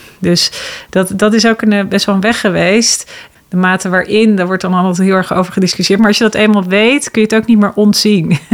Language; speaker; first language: Dutch; native; Dutch